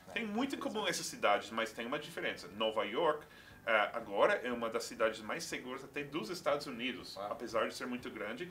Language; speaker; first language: Portuguese; non-native, fluent; English